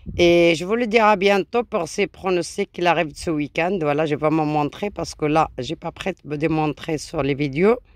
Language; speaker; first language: French; non-native, local second language; Arabic